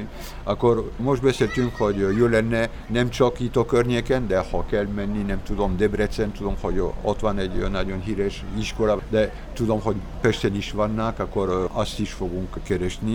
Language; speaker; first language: Hungarian; non-native, learner; French